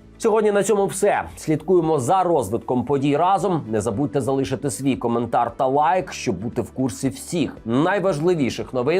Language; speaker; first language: Ukrainian; native; Ukrainian